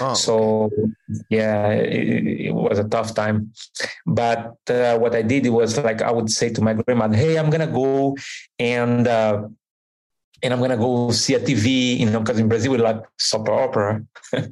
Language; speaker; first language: English; non-native, fluent; Portuguese